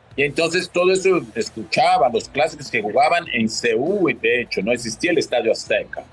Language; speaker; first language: Spanish; early bilingual, other home language; Portuguese